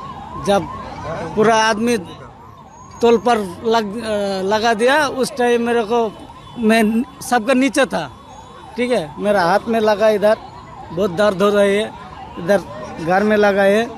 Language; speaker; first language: Hindi; non-native, local second language; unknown